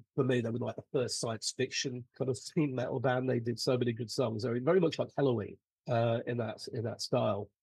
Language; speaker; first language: English; native; English